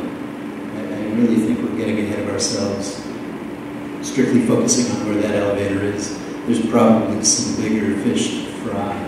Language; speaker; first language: English; native; English